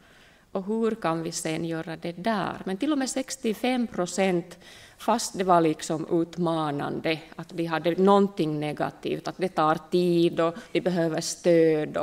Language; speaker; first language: Swedish; non-native, local second language; Finnish